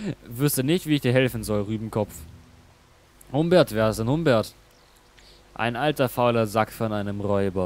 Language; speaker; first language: German; native; German